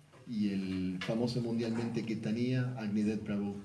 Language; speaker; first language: Spanish; non-native, fluent; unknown